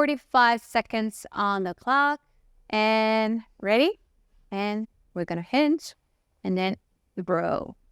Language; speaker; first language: English; non-native, fluent; Italian